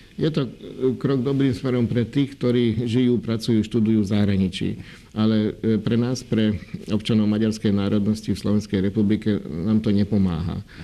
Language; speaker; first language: Slovak; non-native, local second language; Hungarian